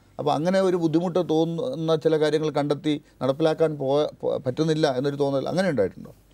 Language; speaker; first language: Malayalam; native; Malayalam